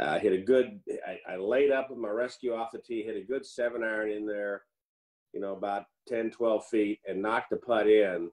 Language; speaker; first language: English; native; English